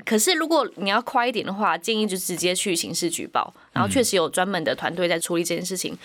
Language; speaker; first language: Chinese; native; Chinese